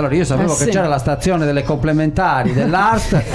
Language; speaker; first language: Italian; native; Italian